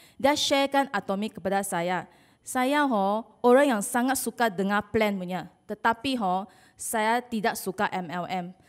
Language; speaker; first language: Malay; non-native, local second language; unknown